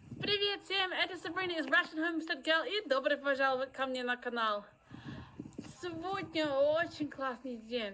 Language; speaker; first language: Russian; non-native, learner; English